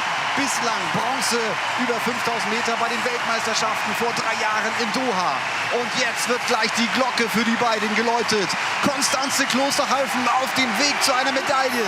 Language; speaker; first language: German; native; German